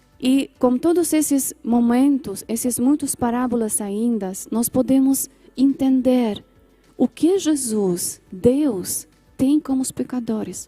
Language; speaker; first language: Portuguese; non-native, fluent; Polish